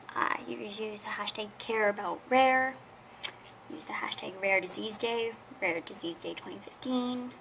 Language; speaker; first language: English; native; English